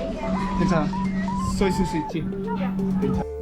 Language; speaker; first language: Korean; non-native, learner; Bangla